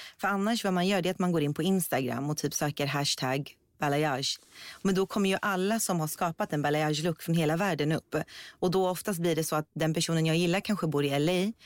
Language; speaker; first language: Swedish; early bilingual, other home language; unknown